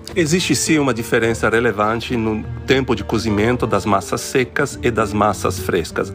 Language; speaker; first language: Portuguese; non-native, fluent; Italian